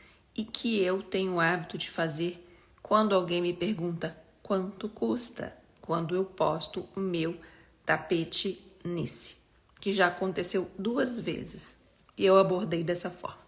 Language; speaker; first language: Portuguese; native; Portuguese